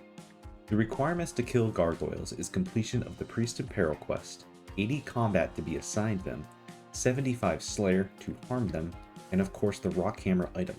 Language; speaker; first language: English; native; English